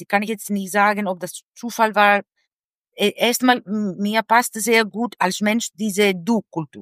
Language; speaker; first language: German; non-native, fluent; Greek